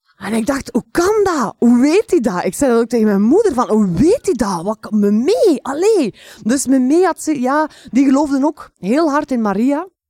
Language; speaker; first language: Dutch; native; Dutch